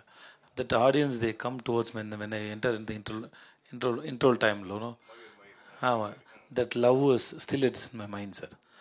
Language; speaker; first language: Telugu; non-native, learner; Tamil